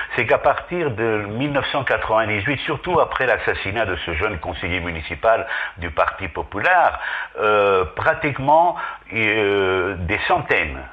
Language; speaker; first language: French; native; French